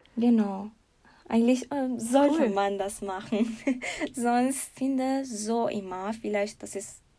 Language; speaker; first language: German; non-native, learner; Persian